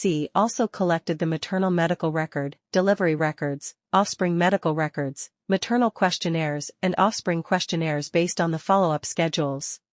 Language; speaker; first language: English; non-native, fluent; Chinese